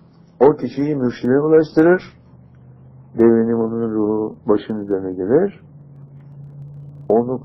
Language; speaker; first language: Turkish; native; Turkish